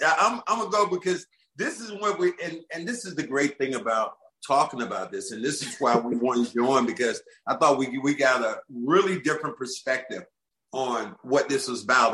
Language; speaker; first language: English; native; English